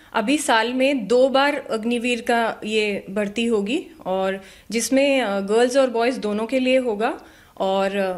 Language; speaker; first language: Hindi; native; Hindi